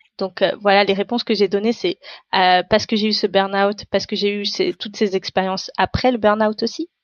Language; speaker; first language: French; non-native, local second language; Tamil